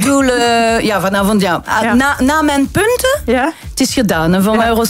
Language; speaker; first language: Dutch; non-native, learner; French